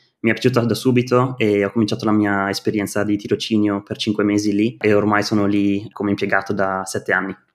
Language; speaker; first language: Italian; native; Italian